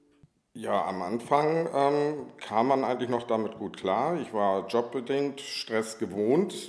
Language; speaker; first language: German; native; German